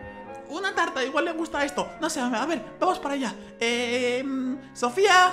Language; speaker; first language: Spanish; native; Spanish